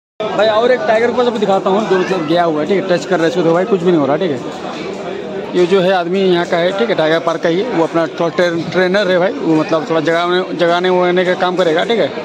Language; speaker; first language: Hindi; native; Hindi